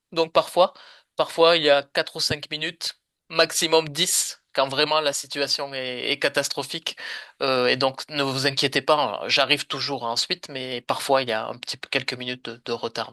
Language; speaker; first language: French; native; French